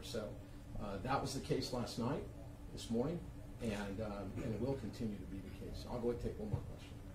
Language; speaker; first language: English; early bilingual, other home language; Spanish